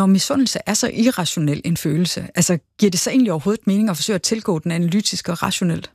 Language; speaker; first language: Danish; native; Danish